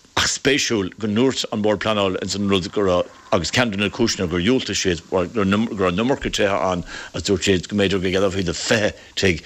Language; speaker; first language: Irish; native; Irish